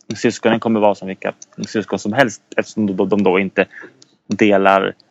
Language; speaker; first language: Swedish; native; Swedish